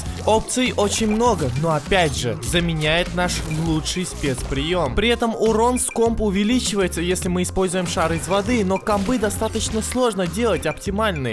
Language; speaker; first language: Russian; native; Russian